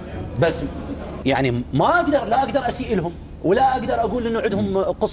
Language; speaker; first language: Arabic; native; Arabic